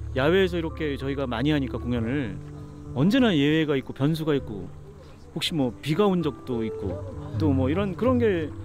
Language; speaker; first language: Korean; native; Korean